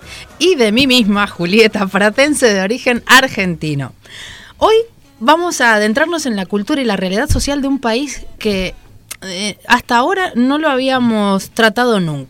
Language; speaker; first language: Spanish; native; Spanish